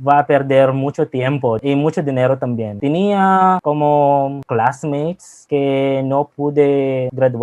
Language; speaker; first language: Spanish; non-native, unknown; Filipino